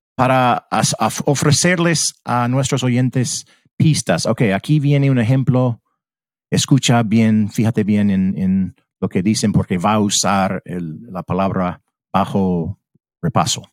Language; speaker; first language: Spanish; non-native, fluent; English